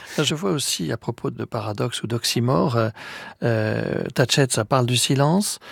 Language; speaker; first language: French; native; French